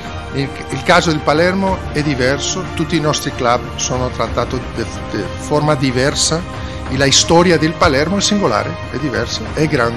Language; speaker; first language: Italian; non-native, fluent; Spanish